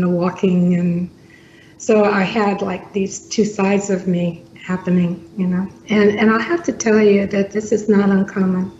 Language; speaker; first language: English; native; English